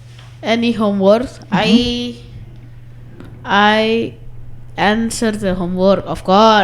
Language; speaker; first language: English; non-native, learner; Indonesian